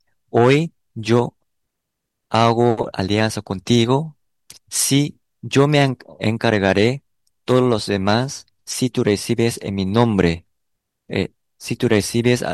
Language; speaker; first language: Spanish; non-native, learner; Korean